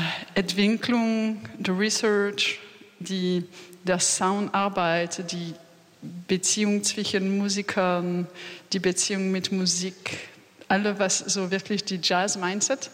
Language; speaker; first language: German; non-native, learner; French